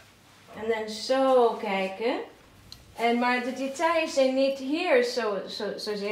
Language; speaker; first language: Dutch; non-native, fluent; English